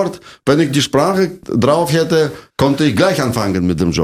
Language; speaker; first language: German; non-native, fluent; Russian